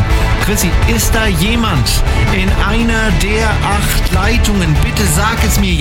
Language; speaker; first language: German; native; German